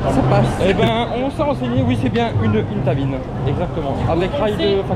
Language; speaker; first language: French; native; French